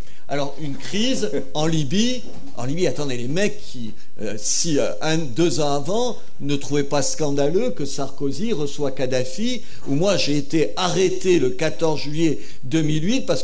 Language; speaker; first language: French; native; French